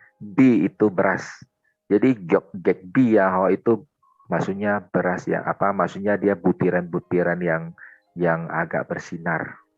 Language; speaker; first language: Indonesian; non-native, local second language; Min Nan Chinese